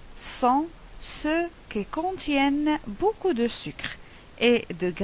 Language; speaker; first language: French; non-native, local second language; Arabic